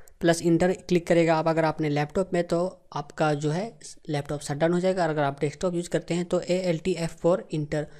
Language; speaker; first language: Hindi; native; Hindi